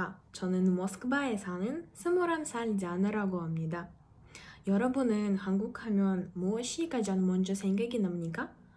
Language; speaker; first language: Korean; non-native, learner; Russian